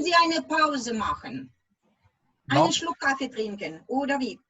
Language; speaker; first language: German; non-native, fluent; Russian